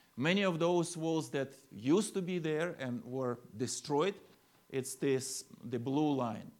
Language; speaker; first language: English; non-native, fluent; Ukrainian